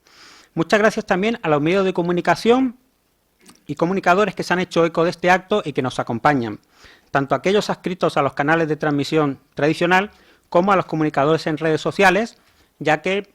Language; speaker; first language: Spanish; native; Spanish